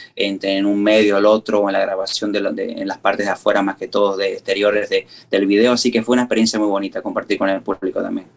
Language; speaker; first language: Spanish; native; Spanish